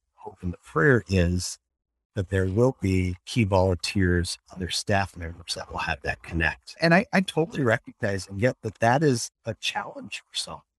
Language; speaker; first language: English; native; English